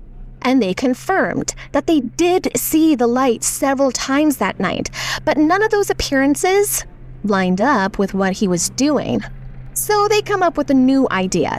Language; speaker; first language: English; native; English